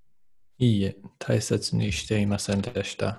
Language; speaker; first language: Japanese; non-native, learner; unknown